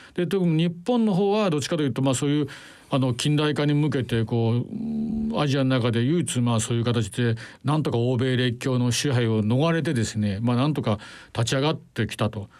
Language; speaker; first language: Japanese; native; Japanese